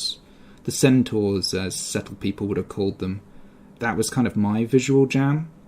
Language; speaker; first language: English; native; English